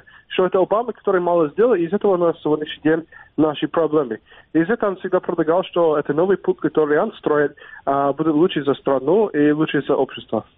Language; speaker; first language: Russian; non-native, fluent; English